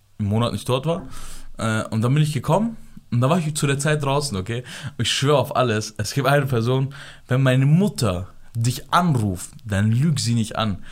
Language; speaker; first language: German; early bilingual, other home language; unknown